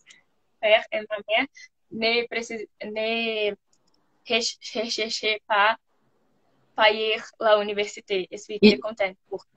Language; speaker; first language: French; non-native, learner; Portuguese